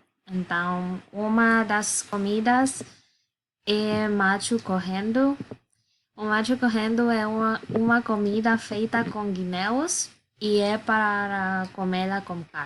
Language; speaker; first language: Portuguese; non-native, learner; Spanish